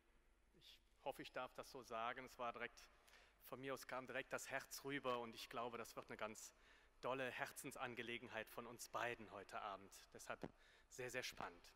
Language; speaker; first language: German; native; German